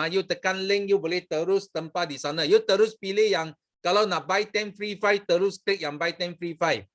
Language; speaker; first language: Malay; non-native, local second language; Chinese